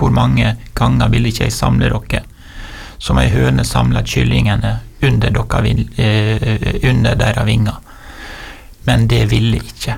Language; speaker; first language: Norwegian; native; Norwegian